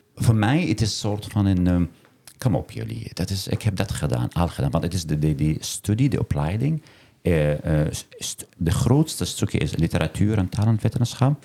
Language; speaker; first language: Dutch; non-native, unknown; Arabic